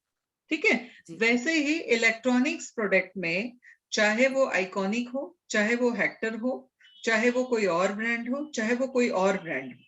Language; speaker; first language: Hindi; native; Hindi